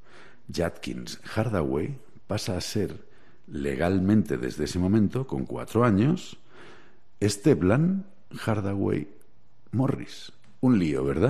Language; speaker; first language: Spanish; native; Spanish